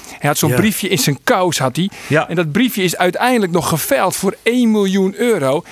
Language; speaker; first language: Dutch; non-native, local second language; Western Frisian